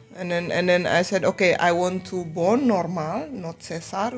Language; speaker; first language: English; non-native, learner; Indonesian